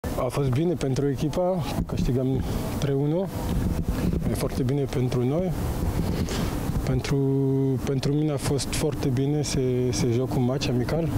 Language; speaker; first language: Romanian; non-native, learner; French